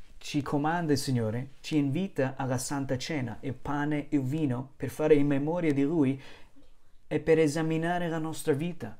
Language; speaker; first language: Italian; non-native, fluent; English